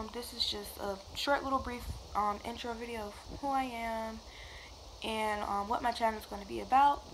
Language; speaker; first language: English; native; English